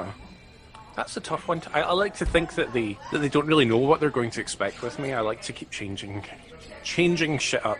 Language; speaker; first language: English; native; English